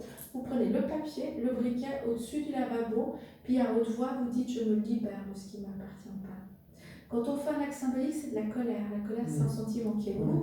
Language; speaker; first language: French; native; French